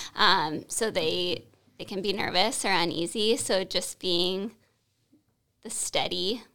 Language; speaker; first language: English; native; English